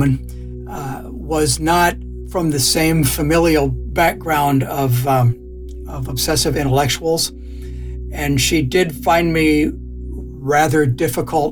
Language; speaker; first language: English; native; English